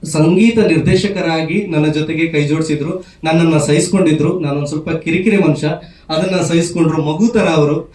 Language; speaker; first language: Kannada; native; Kannada